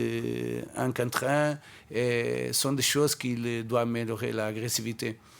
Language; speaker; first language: French; non-native, fluent; Portuguese